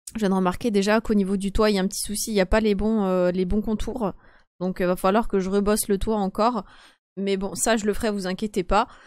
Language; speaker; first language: French; non-native, fluent; Polish